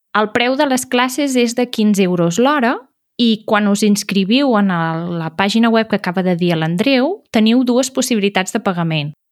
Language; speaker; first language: Catalan; native; Catalan